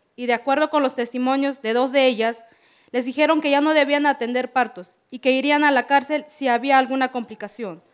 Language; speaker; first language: Spanish; non-native, local second language; Tzeltal